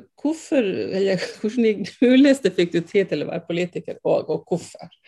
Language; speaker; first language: Norwegian; native; Norwegian